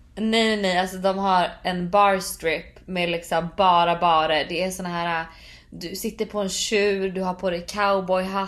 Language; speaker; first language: Swedish; native; Swedish